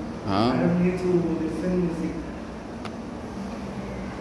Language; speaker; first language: English; non-native, learner; Thai